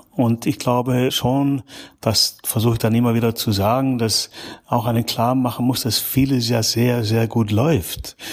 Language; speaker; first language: German; native; German